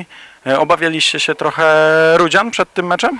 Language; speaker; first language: Polish; native; Polish